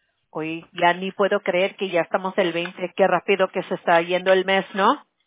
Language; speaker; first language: Spanish; early bilingual, heritage; Spanish